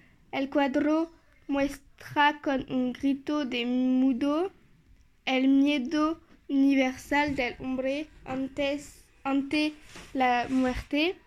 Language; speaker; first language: Spanish; non-native, learner; French